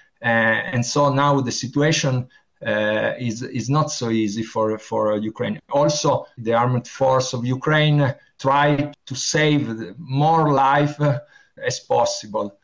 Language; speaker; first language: English; non-native, learner; Italian